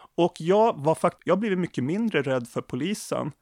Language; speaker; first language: Swedish; native; Swedish